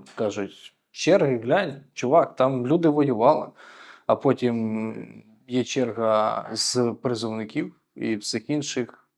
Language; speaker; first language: Ukrainian; native; Ukrainian